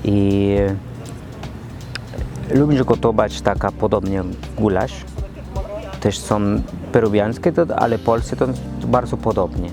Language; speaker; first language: Polish; non-native, learner; Spanish